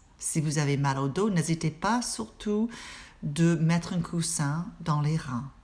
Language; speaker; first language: French; non-native, fluent; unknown